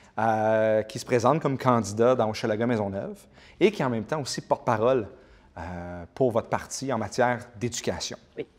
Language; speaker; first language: French; native; French